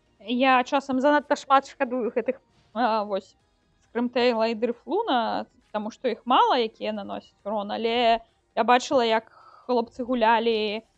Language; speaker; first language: Belarusian; non-native, local second language; Russian